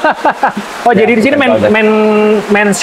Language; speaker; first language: Indonesian; native; Indonesian